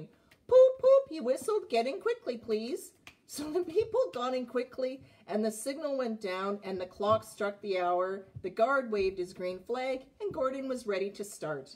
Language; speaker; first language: English; native; English